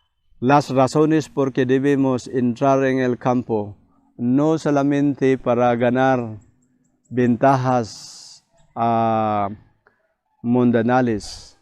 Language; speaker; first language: Spanish; non-native, fluent; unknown